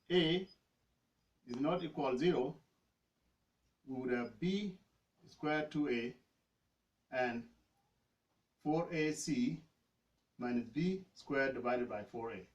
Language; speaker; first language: English; non-native, fluent; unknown